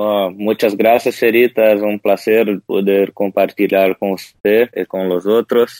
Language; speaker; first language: Spanish; non-native, learner; Portuguese